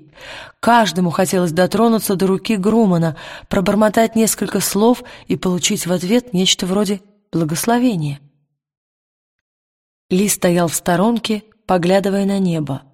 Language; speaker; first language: Russian; native; Russian